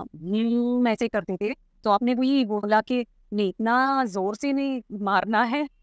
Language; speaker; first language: Hindi; non-native, local second language; Tamil